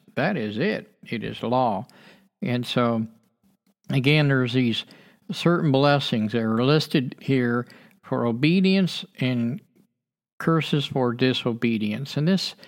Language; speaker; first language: English; native; English